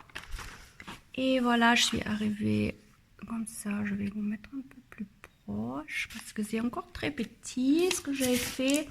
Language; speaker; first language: French; non-native, learner; German